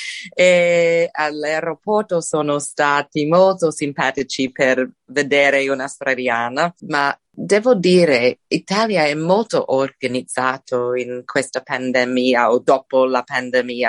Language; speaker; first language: Italian; non-native, fluent; English